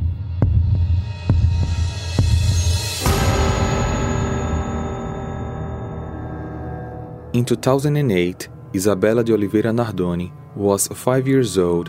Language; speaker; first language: English; non-native, fluent; Portuguese